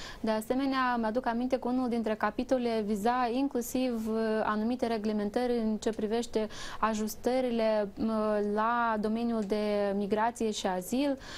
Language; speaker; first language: Romanian; native; Romanian